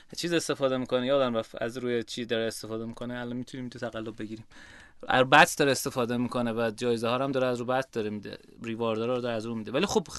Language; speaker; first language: Persian; native; Persian